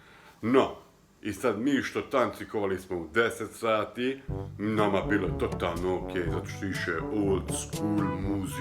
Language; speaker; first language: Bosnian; non-native, local second language; Hungarian